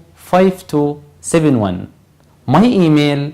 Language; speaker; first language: English; non-native, fluent; Arabic